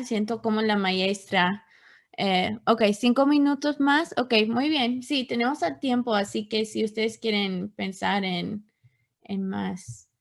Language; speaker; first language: Spanish; non-native, fluent; English